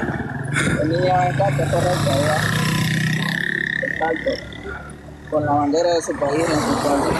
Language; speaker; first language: Spanish; native; Spanish